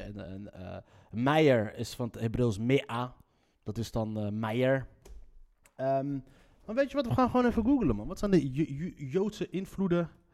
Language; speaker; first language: Dutch; native; Dutch